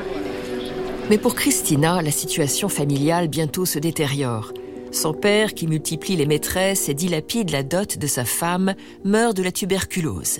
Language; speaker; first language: French; native; French